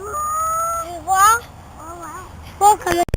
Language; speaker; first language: French; native; French